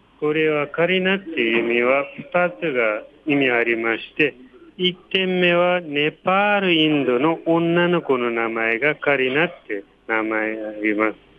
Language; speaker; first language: Japanese; non-native, fluent; Nepali